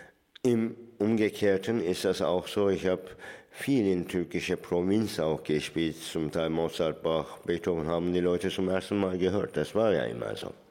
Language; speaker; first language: German; non-native, fluent; Turkish